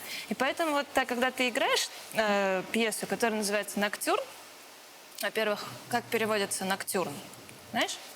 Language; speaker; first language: Russian; native; Russian